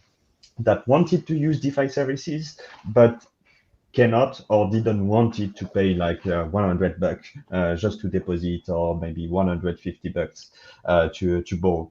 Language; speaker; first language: English; non-native, fluent; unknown